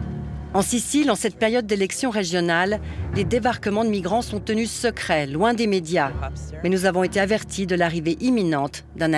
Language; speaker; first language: French; native; French